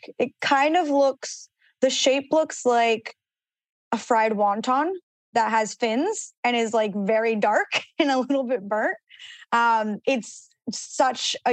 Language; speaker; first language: English; early bilingual, other home language; Spanish